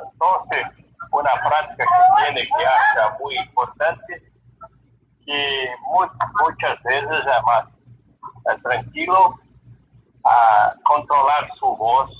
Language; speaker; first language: Spanish; non-native, learner; Portuguese